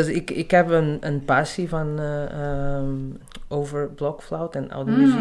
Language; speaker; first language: Dutch; non-native, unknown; Portuguese